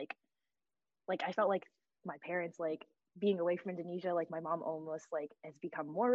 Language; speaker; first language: English; native; English